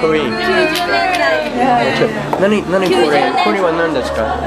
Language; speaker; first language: Japanese; non-native, learner; English